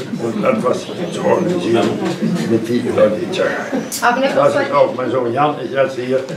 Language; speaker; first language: Dutch; non-native, learner; Czech